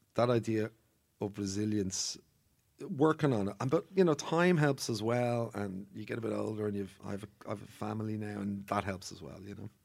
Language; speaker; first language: English; native; English